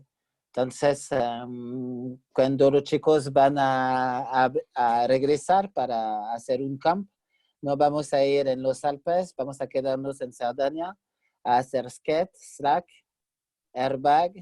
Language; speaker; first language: Spanish; non-native, fluent; French